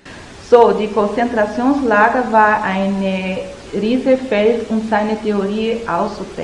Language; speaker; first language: German; non-native, learner; Portuguese